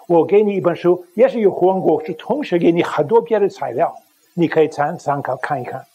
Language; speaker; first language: Chinese; non-native, learner; English